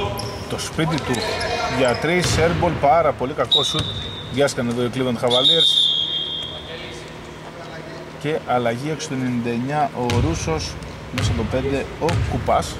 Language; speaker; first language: Greek; native; Greek